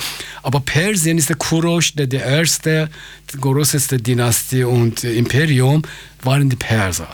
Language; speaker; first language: German; non-native, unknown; Persian